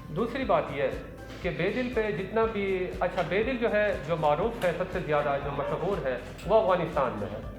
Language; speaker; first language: Urdu; non-native, local second language; Pashto